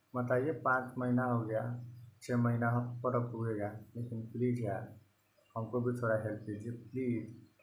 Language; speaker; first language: Hindi; non-native, local second language; Bhojpuri